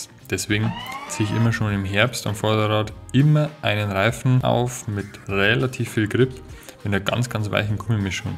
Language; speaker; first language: German; native; German